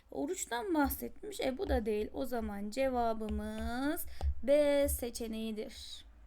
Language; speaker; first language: Turkish; native; Turkish